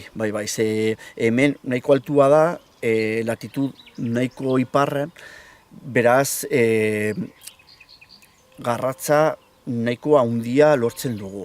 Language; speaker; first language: Basque; non-native, local second language; Spanish